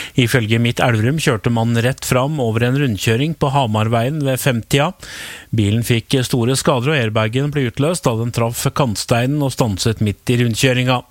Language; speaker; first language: Norwegian; native; Norwegian